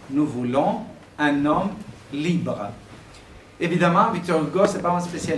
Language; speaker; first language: French; non-native, fluent; Greek